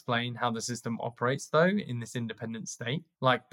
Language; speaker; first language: English; native; English